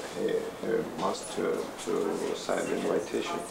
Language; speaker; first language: English; non-native, learner; Russian